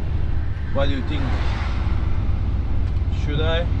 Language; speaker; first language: English; non-native, learner; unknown